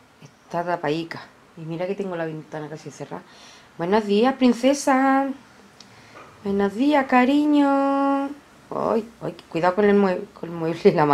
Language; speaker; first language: Spanish; native; Spanish